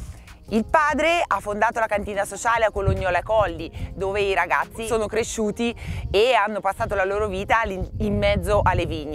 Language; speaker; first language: Italian; native; Italian